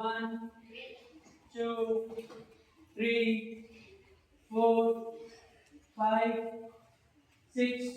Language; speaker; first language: English; non-native, local second language; Kannada